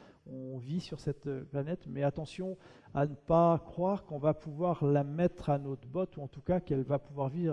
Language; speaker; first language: French; native; French